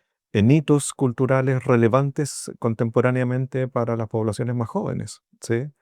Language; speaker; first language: Spanish; native; Spanish